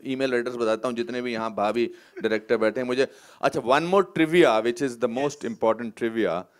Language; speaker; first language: Hindi; native; Hindi